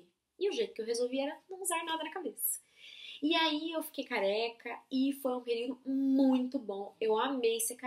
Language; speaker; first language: Portuguese; native; Portuguese